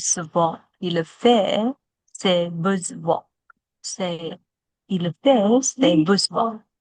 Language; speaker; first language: French; non-native, learner; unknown